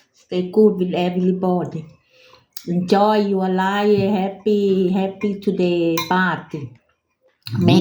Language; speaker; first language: English; non-native, learner; Thai